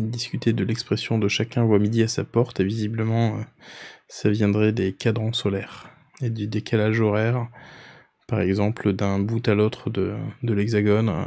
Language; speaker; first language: French; native; French